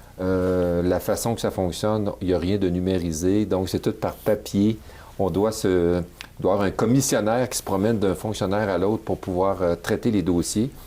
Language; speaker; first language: French; native; French